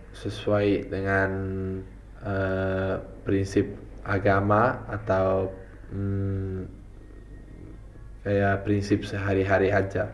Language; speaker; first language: Indonesian; non-native, fluent; Italian